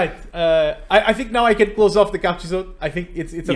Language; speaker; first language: English; non-native, fluent; Portuguese